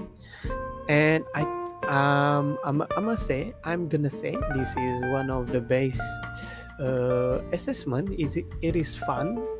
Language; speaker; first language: English; non-native, local second language; Malay